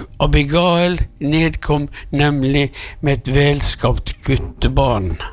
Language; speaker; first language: Norwegian; native; Norwegian